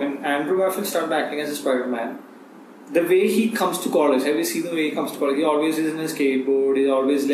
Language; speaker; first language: English; non-native, local second language; Malayalam